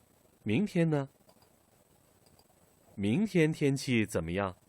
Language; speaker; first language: Chinese; non-native, learner; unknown